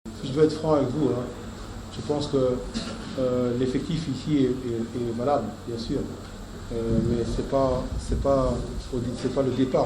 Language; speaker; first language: French; native; French